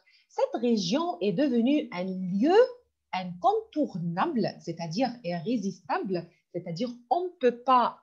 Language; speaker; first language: French; non-native, fluent; Arabic